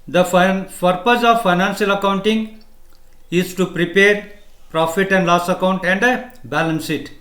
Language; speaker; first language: English; non-native, local second language; Kannada